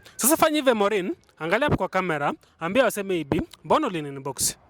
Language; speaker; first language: Swahili; non-native, local second language; Luyia